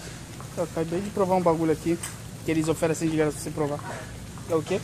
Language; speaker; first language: Portuguese; native; Portuguese